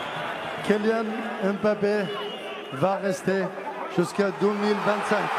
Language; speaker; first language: French; non-native, learner; Arabic